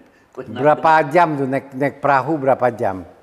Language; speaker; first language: Indonesian; native; Indonesian